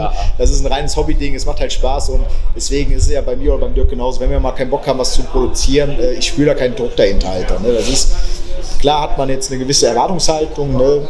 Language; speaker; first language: German; native; German